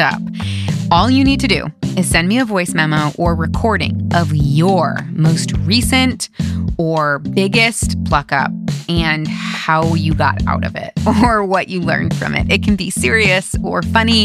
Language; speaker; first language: English; native; English